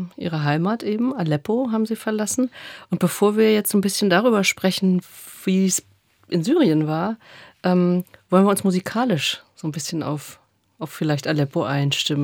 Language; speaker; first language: German; native; German